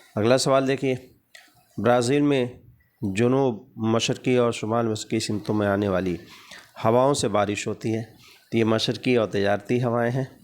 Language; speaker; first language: Urdu; native; Urdu